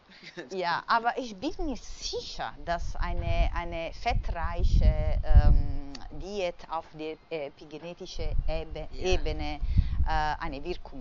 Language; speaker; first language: German; non-native, fluent; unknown